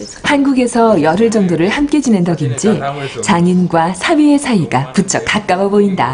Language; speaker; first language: Korean; native; Korean